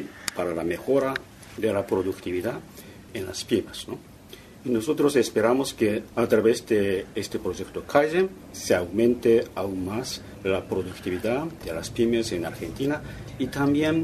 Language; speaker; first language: Spanish; non-native, fluent; Japanese